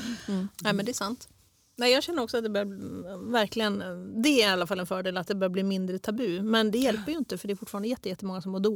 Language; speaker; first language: Swedish; native; Swedish